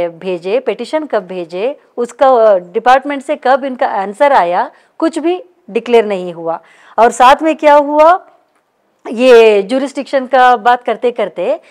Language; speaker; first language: Hindi; non-native, local second language; Kannada